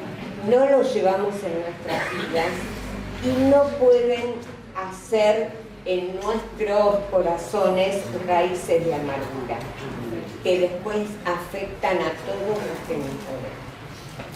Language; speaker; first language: Spanish; native; Spanish